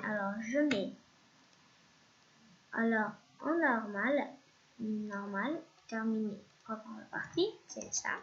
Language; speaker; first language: French; non-native, fluent; Spanish